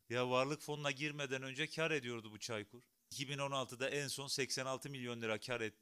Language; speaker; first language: Turkish; native; Turkish